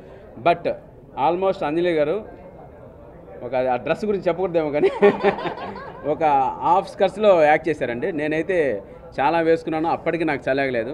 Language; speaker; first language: Telugu; native; Telugu